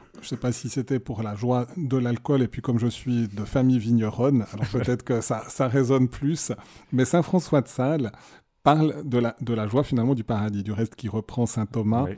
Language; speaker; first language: French; native; French